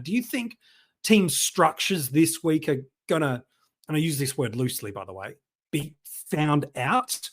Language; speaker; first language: English; native; English